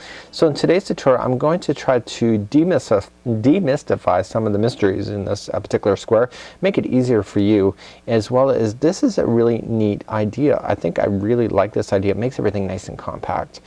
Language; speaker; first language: English; native; English